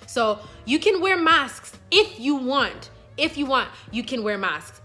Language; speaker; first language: English; native; English